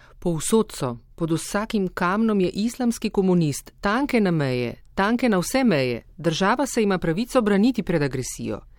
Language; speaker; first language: Slovenian; native; Slovenian